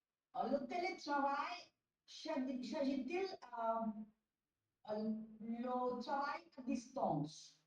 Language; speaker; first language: French; non-native, learner; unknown